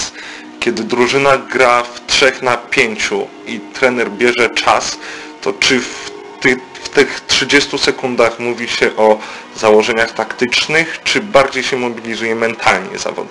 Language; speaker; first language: Polish; native; Polish